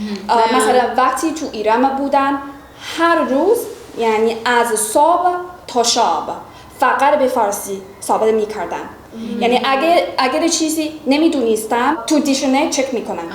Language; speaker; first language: Persian; non-native, learner; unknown